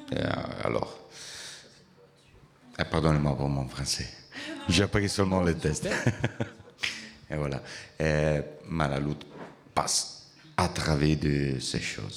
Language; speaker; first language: French; non-native, learner; Italian